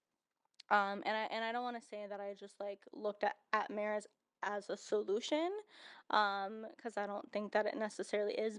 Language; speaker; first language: English; native; English